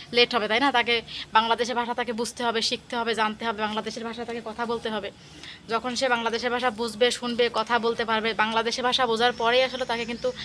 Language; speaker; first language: Bangla; native; Bangla